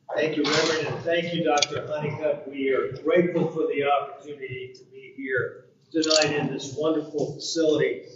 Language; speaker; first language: English; native; English